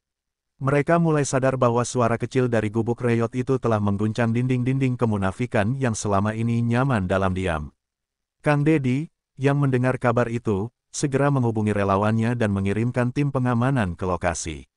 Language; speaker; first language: Indonesian; native; Indonesian